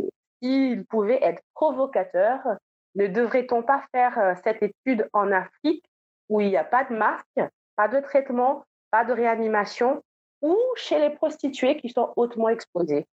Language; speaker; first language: French; native; French